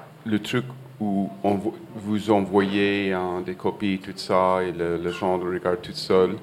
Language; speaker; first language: French; non-native, fluent; English